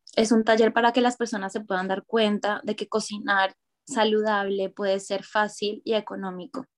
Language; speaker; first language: Spanish; native; Spanish